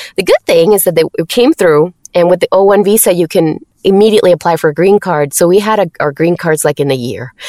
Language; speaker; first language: English; non-native, fluent; Spanish